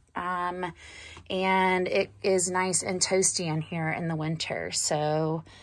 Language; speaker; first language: English; native; English